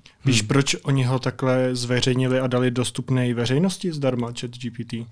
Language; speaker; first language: Czech; native; Czech